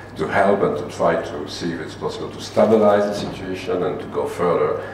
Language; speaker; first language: English; non-native, fluent; French